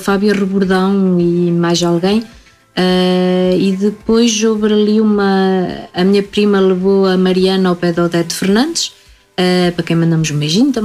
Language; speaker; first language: Portuguese; native; Portuguese